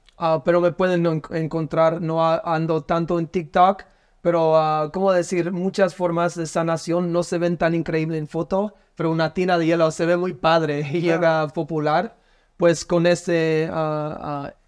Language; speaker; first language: Spanish; non-native, learner; English